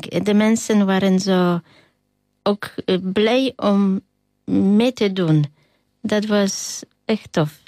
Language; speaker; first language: Dutch; non-native, learner; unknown